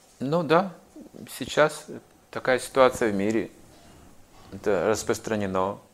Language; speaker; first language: Russian; native; Russian